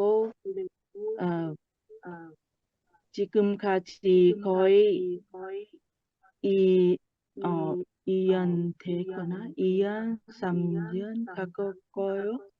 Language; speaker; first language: Korean; non-native, learner; Thai